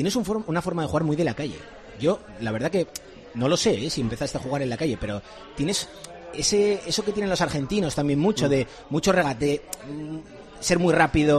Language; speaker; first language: Spanish; native; Spanish